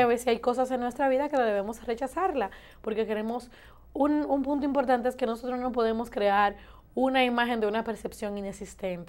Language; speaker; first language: Spanish; native; Spanish